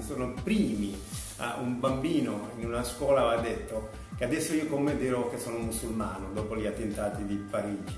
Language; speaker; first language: Italian; non-native, fluent; Urdu